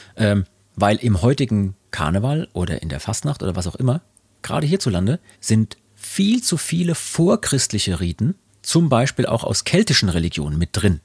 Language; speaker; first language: German; native; German